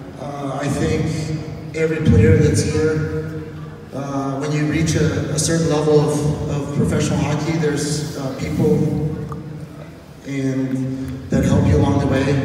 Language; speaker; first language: English; native; English